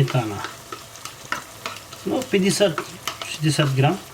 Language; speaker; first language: Russian; non-native, learner; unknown